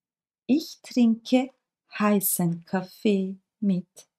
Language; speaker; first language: German; non-native, fluent; Turkish